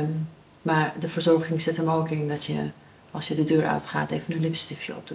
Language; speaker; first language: Dutch; early bilingual, other home language; Persian